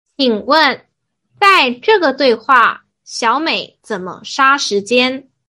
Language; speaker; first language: Chinese; native; Chinese